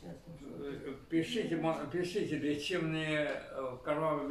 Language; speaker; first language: Russian; non-native, learner; Chinese